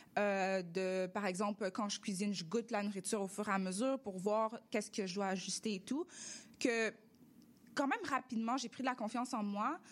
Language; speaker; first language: French; early bilingual, other home language; Russian